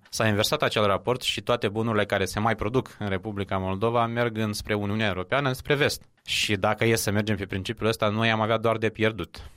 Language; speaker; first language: Romanian; native; Romanian